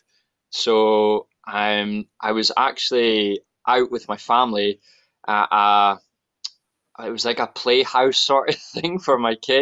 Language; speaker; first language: English; native; English